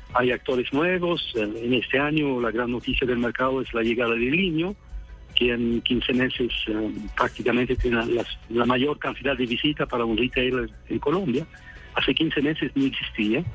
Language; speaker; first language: Spanish; non-native, fluent; Swedish